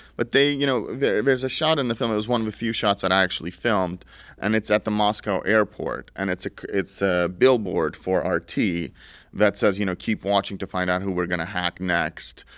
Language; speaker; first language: English; early bilingual, other home language; Russian